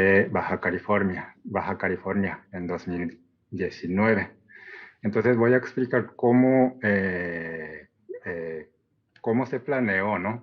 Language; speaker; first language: Spanish; non-native, fluent; Japanese